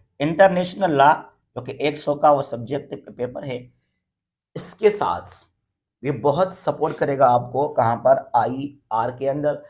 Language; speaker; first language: Urdu; non-native, local second language; Sindhi